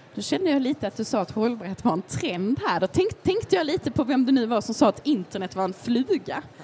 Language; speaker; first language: Swedish; native; Swedish